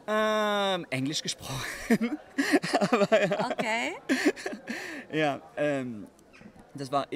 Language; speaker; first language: German; non-native, learner; French